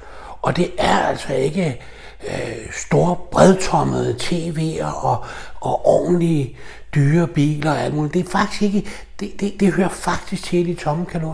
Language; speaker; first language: Danish; native; Danish